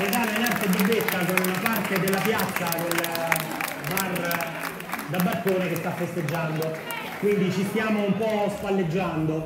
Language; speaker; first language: Italian; native; Italian